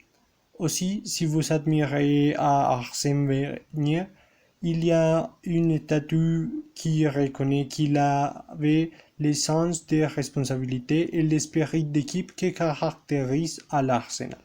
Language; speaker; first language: French; non-native, learner; Spanish